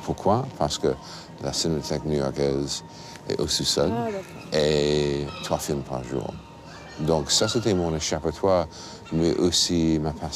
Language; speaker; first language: French; non-native, fluent; English